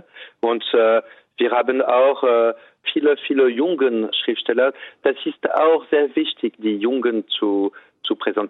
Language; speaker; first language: German; non-native, fluent; French